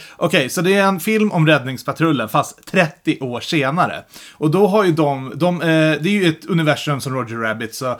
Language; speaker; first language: Swedish; native; Swedish